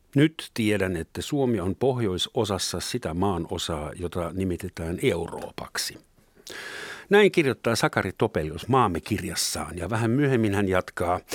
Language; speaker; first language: Finnish; native; Finnish